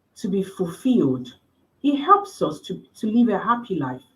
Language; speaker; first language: English; non-native, local second language; Yoruba